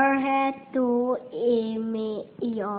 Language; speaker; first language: Spanish; early bilingual, heritage; Spanish